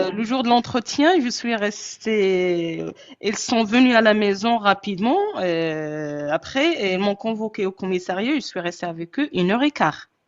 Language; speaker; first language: French; non-native, local second language; Arabic